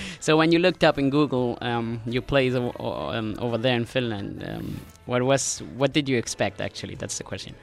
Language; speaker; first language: English; non-native, fluent; Spanish